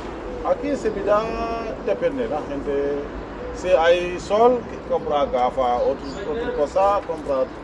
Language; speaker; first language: Spanish; non-native, learner; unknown